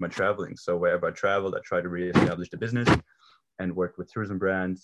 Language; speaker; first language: English; non-native, fluent; German